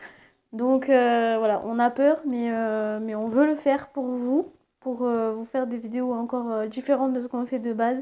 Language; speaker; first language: French; native; French